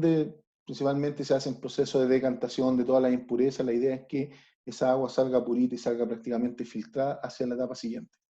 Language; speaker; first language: Spanish; native; Spanish